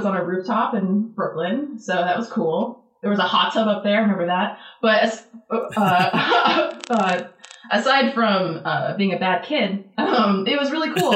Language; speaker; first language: English; native; English